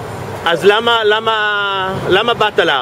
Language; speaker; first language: Hebrew; non-native, fluent; English